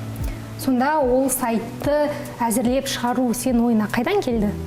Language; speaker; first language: Kazakh; native; Kazakh